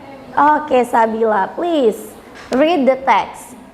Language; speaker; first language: English; non-native, learner; Indonesian